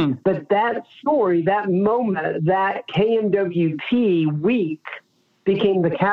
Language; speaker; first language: English; native; English